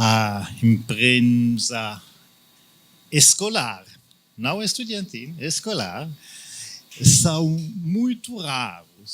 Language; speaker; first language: Portuguese; non-native, fluent; Italian